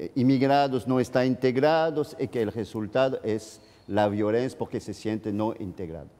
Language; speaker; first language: Spanish; non-native, fluent; French